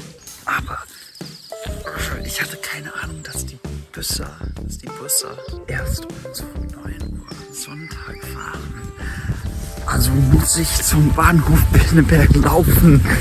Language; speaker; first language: German; non-native, fluent; English